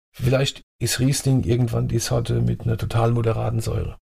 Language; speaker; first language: German; native; German